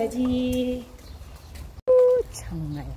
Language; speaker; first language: Korean; non-native, learner; Filipino